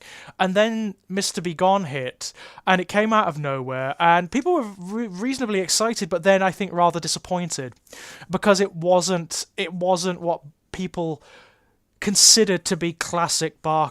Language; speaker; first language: English; native; English